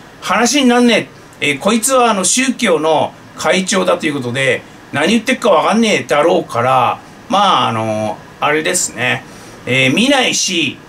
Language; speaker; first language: Japanese; native; Japanese